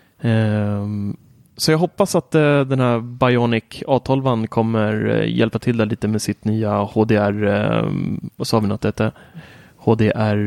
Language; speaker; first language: Swedish; native; Swedish